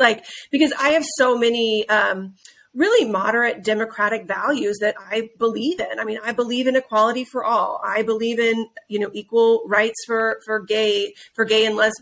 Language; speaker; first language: English; native; English